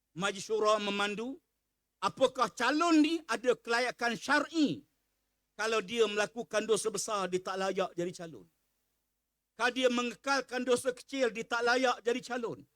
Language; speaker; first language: Malay; native; Malay